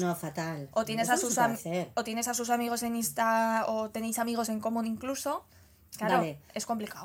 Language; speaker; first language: Spanish; native; Spanish